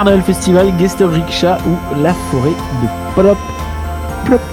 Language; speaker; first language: French; native; French